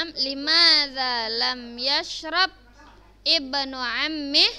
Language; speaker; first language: Arabic; non-native, fluent; Indonesian